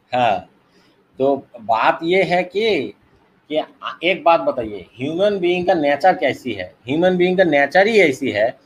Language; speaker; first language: Hindi; non-native, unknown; Bangla